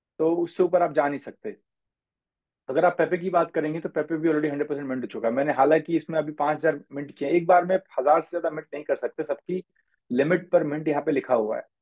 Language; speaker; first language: Hindi; native; Hindi